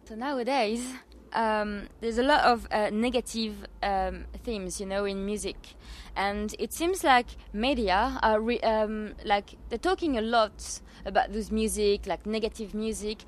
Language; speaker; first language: English; non-native, fluent; French